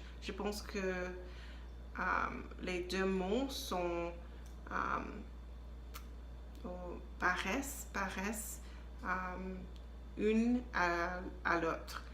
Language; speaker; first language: French; non-native, learner; English